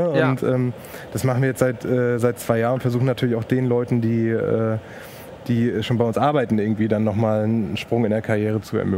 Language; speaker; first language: German; native; German